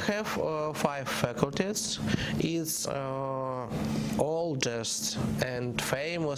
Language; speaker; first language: English; non-native, learner; Ukrainian